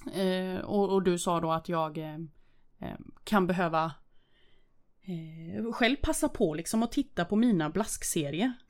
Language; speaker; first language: Swedish; early bilingual, other home language; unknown